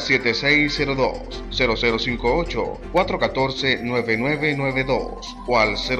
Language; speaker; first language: Spanish; native; Spanish